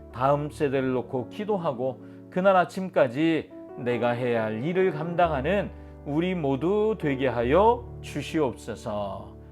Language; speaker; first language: Korean; native; Korean